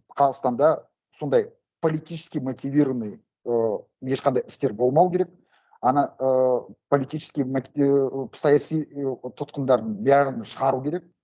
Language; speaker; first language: Kazakh; non-native, local second language; Russian